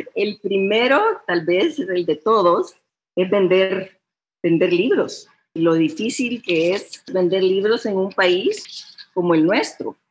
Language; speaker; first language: Spanish; early bilingual, heritage; Spanish